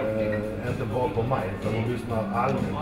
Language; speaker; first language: Swedish; early bilingual, other home language; Macedonian